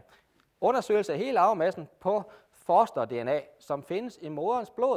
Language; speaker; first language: Danish; native; Danish